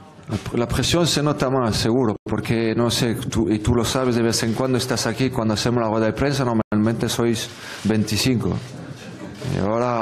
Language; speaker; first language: Spanish; non-native, fluent; French